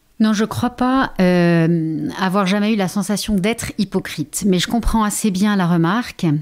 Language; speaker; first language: French; native; French